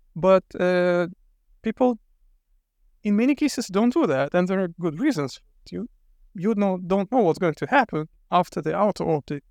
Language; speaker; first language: English; non-native, fluent; Lithuanian